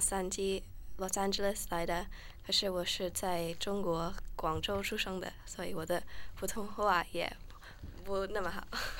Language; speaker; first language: Chinese; early bilingual, heritage; Chinese